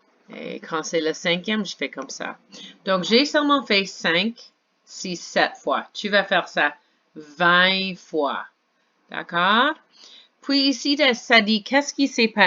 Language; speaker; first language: French; non-native, fluent; English